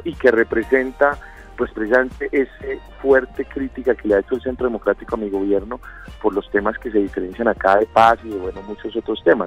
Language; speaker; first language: Spanish; native; Spanish